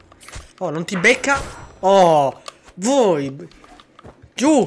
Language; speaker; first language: Italian; native; Italian